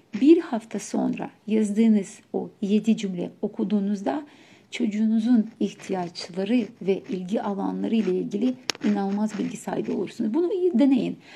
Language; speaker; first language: Turkish; non-native, fluent; Ukrainian